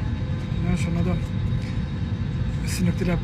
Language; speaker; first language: Turkish; non-native, learner; Turkmen